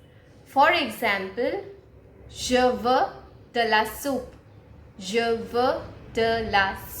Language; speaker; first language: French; non-native, fluent; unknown